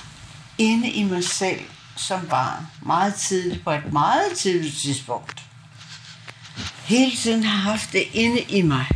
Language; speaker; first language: Danish; non-native, local second language; Kalaallisut